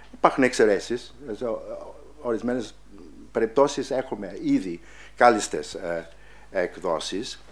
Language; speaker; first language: Greek; non-native, fluent; English